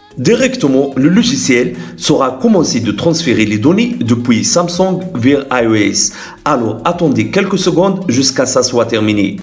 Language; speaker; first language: French; non-native, local second language; Arabic